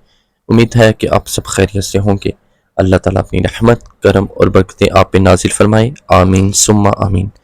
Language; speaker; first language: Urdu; non-native, local second language; Punjabi